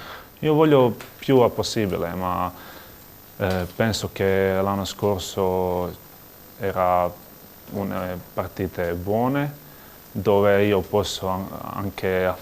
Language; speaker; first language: Italian; non-native, learner; Croatian